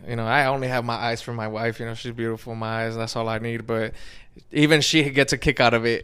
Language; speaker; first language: English; native; English